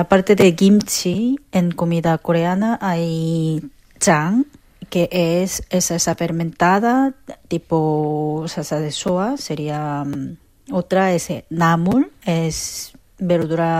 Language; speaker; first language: Spanish; non-native, fluent; Korean